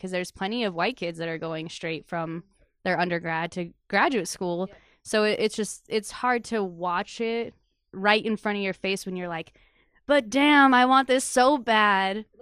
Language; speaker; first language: English; native; English